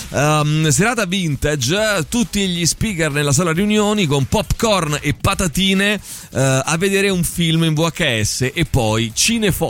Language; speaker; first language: Italian; native; Italian